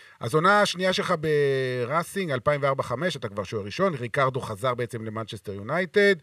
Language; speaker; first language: Hebrew; native; Hebrew